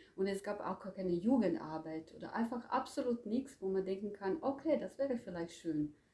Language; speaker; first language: German; non-native, fluent; Croatian